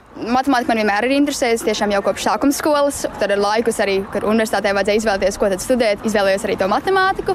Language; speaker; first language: Latvian; native; Latvian